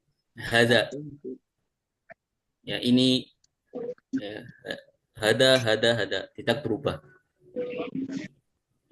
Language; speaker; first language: Indonesian; native; Indonesian